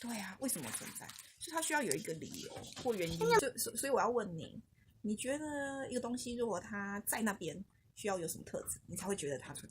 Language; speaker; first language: Chinese; native; Chinese